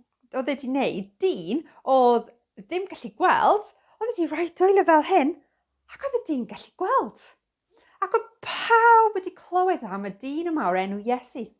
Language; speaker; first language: Welsh; non-native, fluent; English